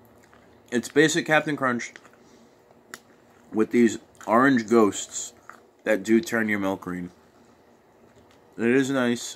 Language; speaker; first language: English; native; English